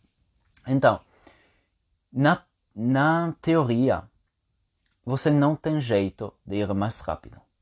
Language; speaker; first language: Portuguese; non-native, fluent; Italian